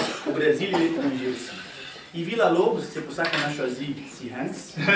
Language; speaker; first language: French; non-native, fluent; Portuguese